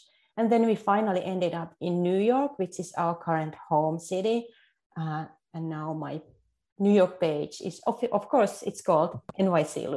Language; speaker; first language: English; non-native, fluent; Finnish